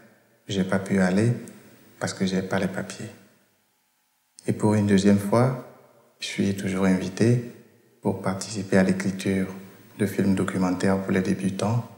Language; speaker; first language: French; non-native, fluent; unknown